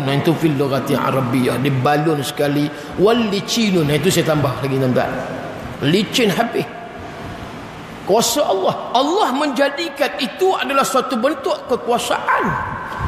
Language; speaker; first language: Malay; native; Malay